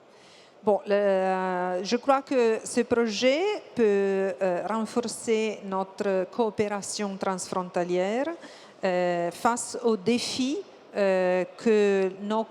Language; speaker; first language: French; non-native, fluent; Italian